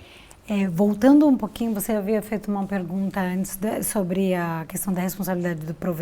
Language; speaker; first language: Portuguese; native; Portuguese